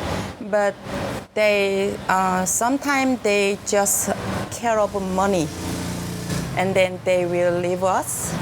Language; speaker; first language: English; non-native, learner; Korean